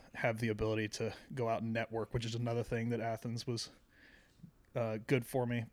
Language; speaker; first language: English; native; English